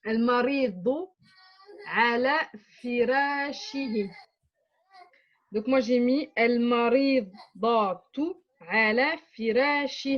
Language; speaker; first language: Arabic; non-native, learner; French